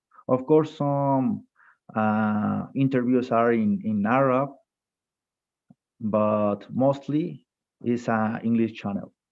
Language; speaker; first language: English; non-native, fluent; Spanish